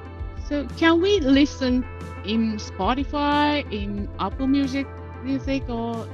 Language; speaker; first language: English; non-native, learner; Japanese